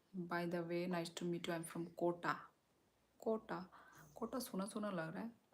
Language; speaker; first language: Hindi; non-native, local second language; Kok Borok